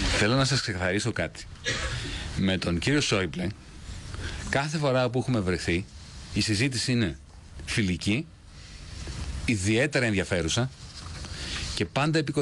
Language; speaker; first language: Greek; native; Greek